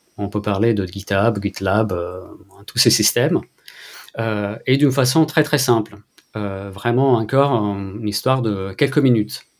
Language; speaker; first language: French; non-native, fluent; Italian